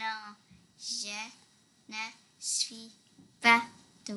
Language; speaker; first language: French; non-native, learner; English